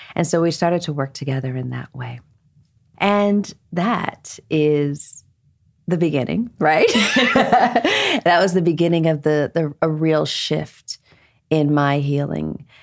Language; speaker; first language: English; early bilingual, other home language; Krio